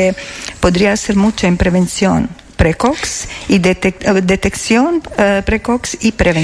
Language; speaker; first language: Spanish; non-native, learner; Serbian